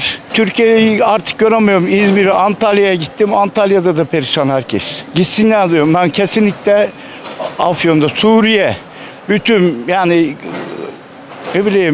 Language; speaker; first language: Turkish; native; Turkish